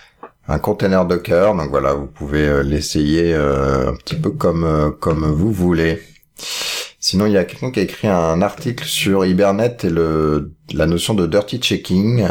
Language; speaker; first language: French; native; French